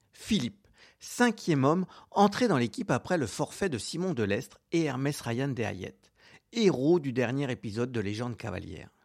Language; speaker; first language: French; native; French